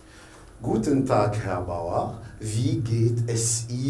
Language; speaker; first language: German; non-native, fluent; Arabic